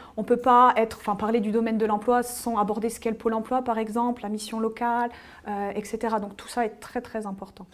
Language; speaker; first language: French; native; French